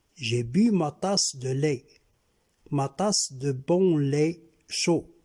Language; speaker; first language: French; non-native, local second language; Arabic